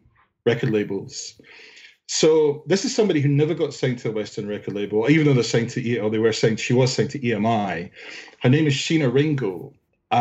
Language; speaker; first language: English; native; English